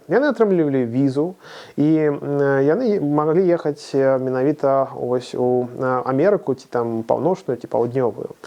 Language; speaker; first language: Belarusian; native; Belarusian